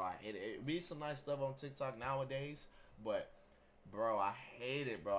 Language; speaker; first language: English; native; English